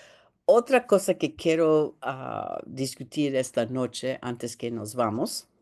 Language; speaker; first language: Spanish; early bilingual, heritage; Spanish